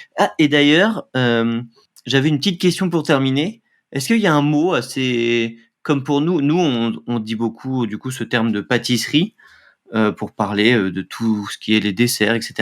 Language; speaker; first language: French; native; French